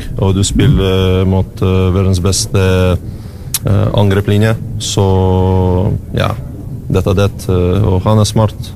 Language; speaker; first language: Norwegian; non-native, learner; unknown